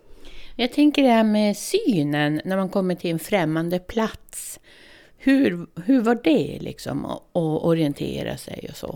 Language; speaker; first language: Swedish; native; Swedish